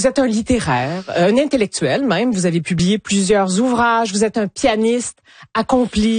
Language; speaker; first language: French; native; French